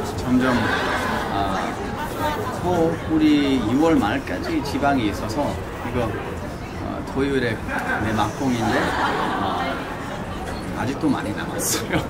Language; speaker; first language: Korean; early bilingual, heritage; Korean